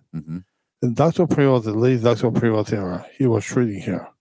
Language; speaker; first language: English; non-native, fluent; Georgian